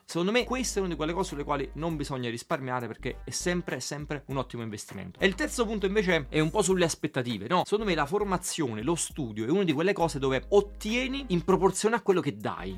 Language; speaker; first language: Italian; native; Italian